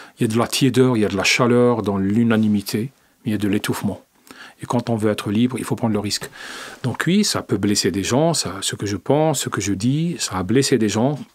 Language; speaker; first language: French; non-native, local second language; Arabic